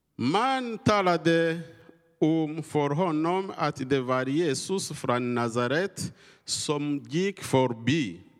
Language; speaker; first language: Swedish; non-native, learner; Kinyarwanda